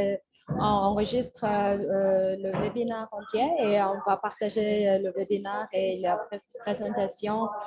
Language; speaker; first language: French; non-native, fluent; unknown